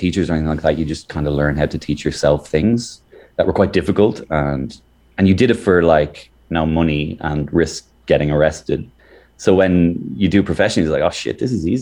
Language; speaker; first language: English; native; English